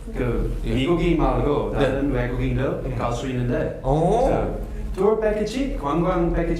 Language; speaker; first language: Korean; non-native, learner; Dutch